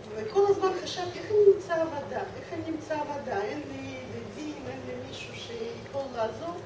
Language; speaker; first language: Hebrew; non-native, fluent; Russian